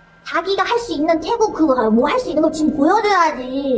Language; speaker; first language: Korean; native; Korean